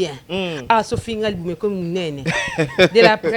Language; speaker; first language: French; non-native, local second language; Lingala